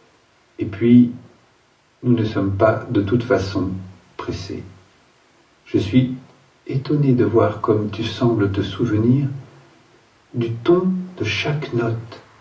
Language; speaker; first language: French; native; French